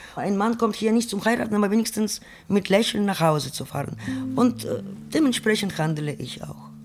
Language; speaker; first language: German; non-native, fluent; Ukrainian